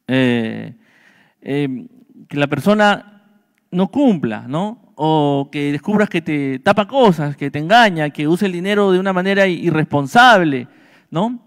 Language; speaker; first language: Spanish; native; Spanish